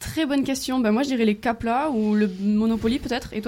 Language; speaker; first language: French; native; French